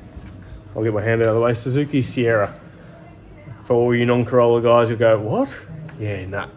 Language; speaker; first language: English; native; English